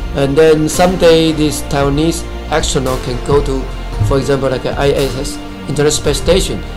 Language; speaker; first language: English; non-native, fluent; Chinese